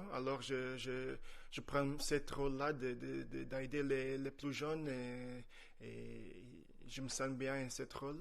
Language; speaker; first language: French; non-native, fluent; Portuguese